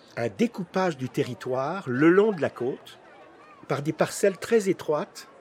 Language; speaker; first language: French; native; French